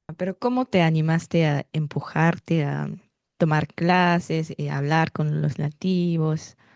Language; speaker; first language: Spanish; non-native, fluent; Japanese